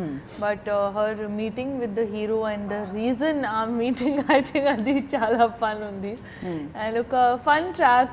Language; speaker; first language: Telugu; non-native, learner; Hindi